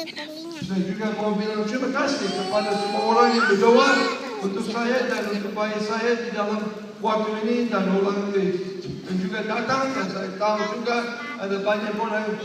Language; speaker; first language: Indonesian; non-native, learner; English